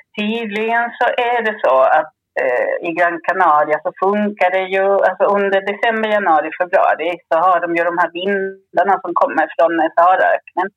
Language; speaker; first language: Swedish; early bilingual, other home language; Spanish